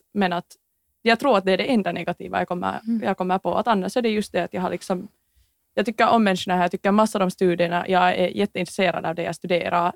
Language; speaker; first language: Swedish; native; Swedish